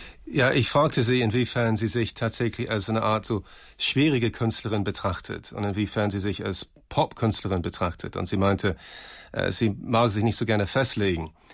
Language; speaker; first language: German; native; German